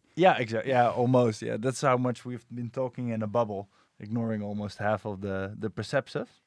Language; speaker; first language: English; non-native, fluent; Dutch